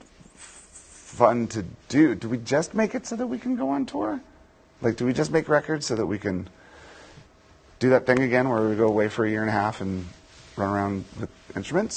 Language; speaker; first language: English; native; English